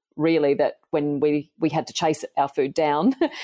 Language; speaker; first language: English; native; English